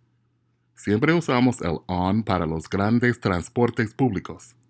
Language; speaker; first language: Spanish; non-native, fluent; English